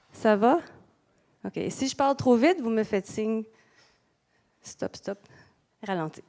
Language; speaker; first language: French; native; French